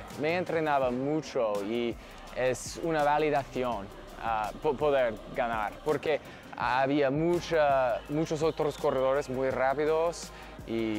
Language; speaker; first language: Spanish; non-native, learner; English